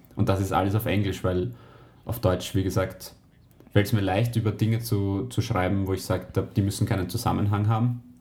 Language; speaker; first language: German; native; German